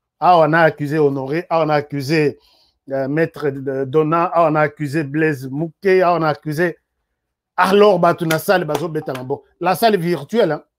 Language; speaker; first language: French; non-native, local second language; Lingala